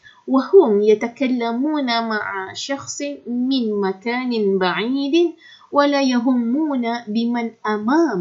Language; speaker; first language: Arabic; non-native, fluent; Malay